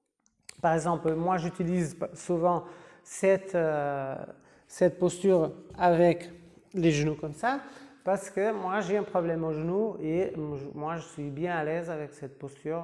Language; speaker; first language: French; non-native, fluent; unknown